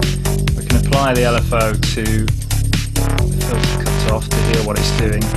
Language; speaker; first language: English; native; English